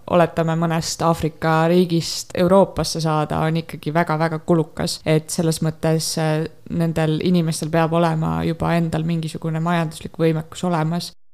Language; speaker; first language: Estonian; native; Estonian